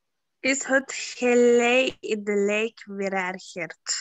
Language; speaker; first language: Dutch; non-native, learner; Turkish